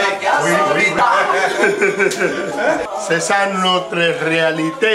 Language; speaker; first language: French; non-native, learner; Spanish